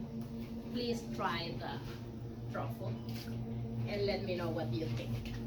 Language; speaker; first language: English; early bilingual, heritage; Spanish